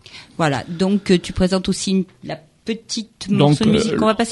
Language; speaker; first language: French; native; French